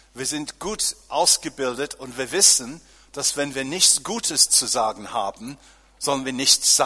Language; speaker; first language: German; non-native, fluent; English